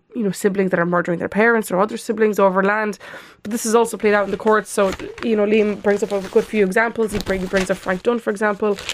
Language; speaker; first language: English; non-native, fluent; Lithuanian